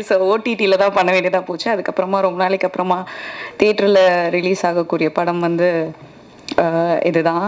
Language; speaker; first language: Tamil; native; Tamil